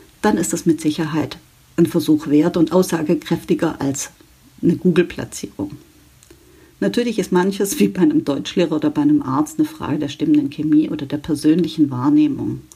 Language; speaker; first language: German; native; German